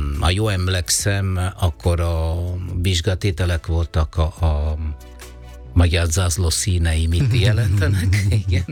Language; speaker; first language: Hungarian; non-native, fluent; Italian